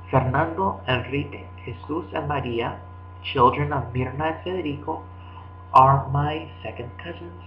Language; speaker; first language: English; early bilingual, other home language; Spanish